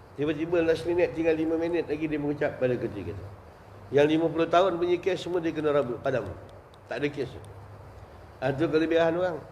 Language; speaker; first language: Malay; native; Malay